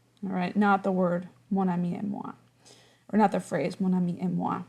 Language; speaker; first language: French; non-native, fluent; English